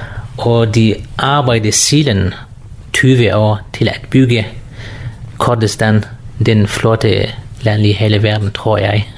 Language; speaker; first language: Danish; non-native, learner; Kurdish